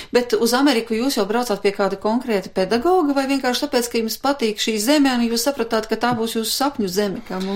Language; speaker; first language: Latvian; native; Latvian